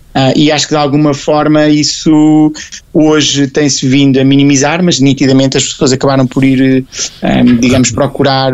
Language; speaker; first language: Portuguese; native; Portuguese